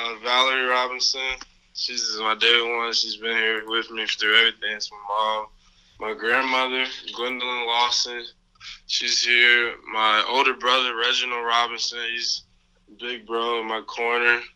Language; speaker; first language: English; native; English